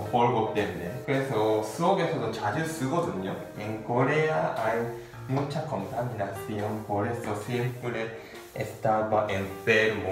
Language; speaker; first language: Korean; non-native, fluent; Japanese